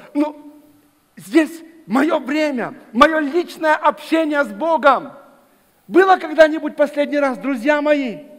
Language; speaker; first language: Russian; native; Russian